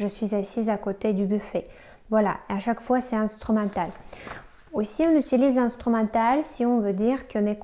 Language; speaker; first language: French; non-native, fluent; Russian